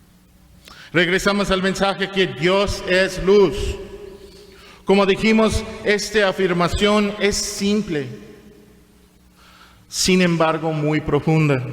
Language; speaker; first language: Spanish; non-native, fluent; English